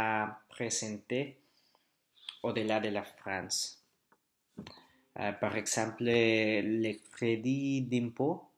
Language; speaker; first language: French; non-native, learner; Spanish